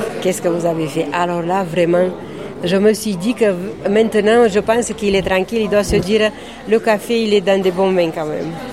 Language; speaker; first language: French; non-native, fluent; Romanian